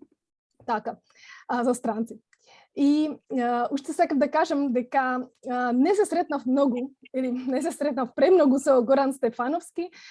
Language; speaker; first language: Macedonian; non-native, fluent; Czech